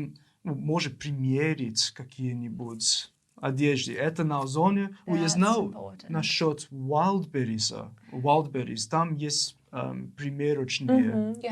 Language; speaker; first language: Russian; non-native, learner; English